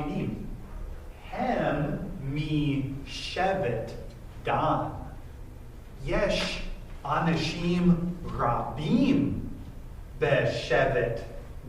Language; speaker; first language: Hebrew; non-native, fluent; English